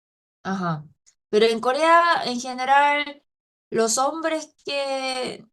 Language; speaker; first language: Spanish; non-native, fluent; Korean